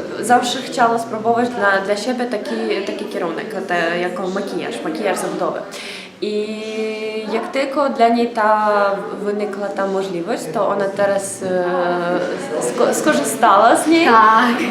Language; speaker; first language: Polish; non-native, learner; Ukrainian